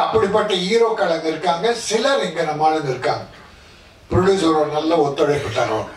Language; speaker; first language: Tamil; native; Tamil